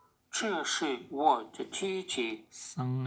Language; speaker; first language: Chinese; non-native, learner; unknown